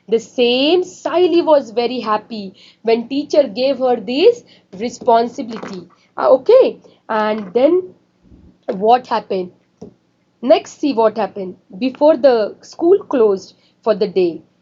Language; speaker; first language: English; non-native, local second language; Marathi